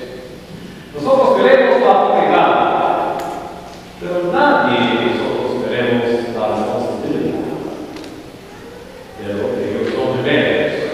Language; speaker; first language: Spanish; non-native, learner; English